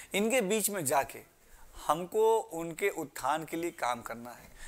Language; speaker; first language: Hindi; native; Hindi